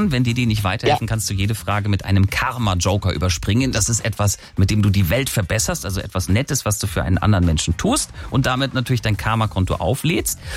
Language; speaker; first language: German; native; German